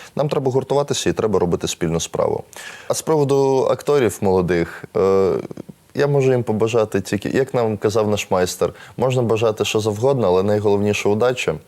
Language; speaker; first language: Ukrainian; non-native, local second language; Russian